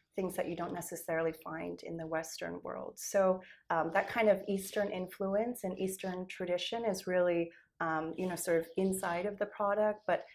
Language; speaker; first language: English; native; English